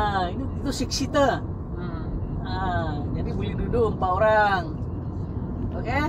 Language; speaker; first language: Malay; non-native, local second language; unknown